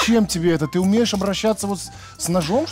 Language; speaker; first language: Russian; native; Russian